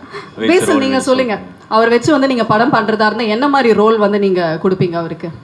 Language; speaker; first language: Tamil; native; Tamil